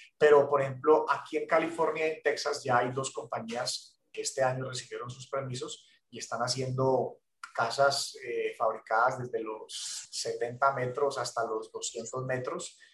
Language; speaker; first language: Spanish; native; Spanish